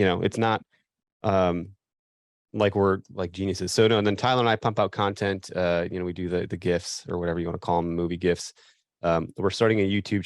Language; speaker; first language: English; native; English